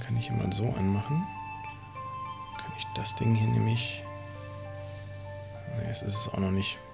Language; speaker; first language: German; native; German